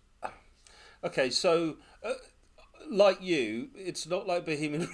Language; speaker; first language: English; native; English